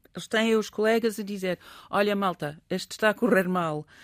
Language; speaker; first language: Portuguese; non-native, fluent; English